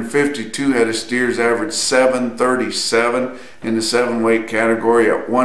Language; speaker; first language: English; native; English